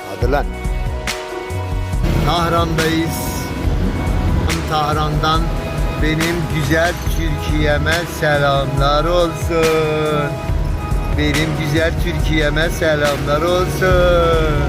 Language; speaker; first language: Turkish; non-native, fluent; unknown